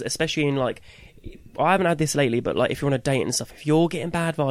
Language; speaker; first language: English; native; English